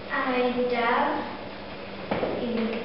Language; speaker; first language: English; non-native, learner; Czech